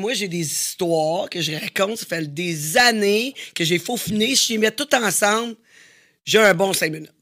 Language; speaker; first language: French; native; French